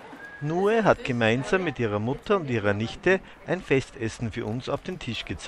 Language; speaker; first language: German; native; German